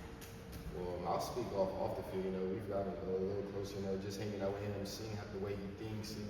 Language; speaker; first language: English; native; English